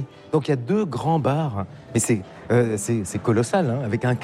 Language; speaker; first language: French; native; French